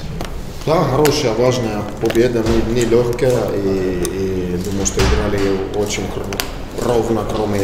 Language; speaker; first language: Russian; non-native, fluent; Finnish